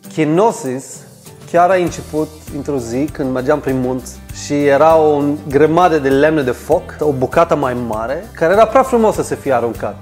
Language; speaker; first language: Romanian; non-native, fluent; Swedish